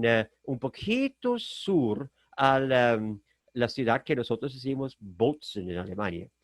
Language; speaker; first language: Spanish; non-native, fluent; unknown